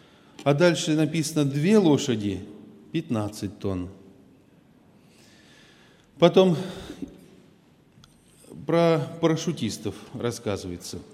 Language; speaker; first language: Russian; native; Russian